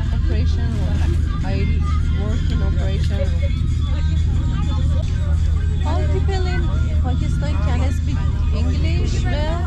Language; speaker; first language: English; non-native, learner; Persian